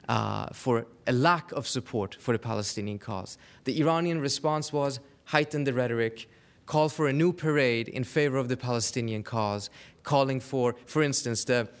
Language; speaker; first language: English; non-native, fluent; Persian